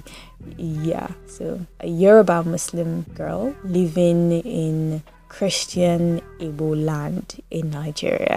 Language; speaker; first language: English; non-native, local second language; Yoruba